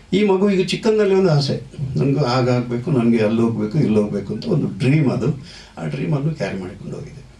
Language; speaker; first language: Kannada; non-native, local second language; Tulu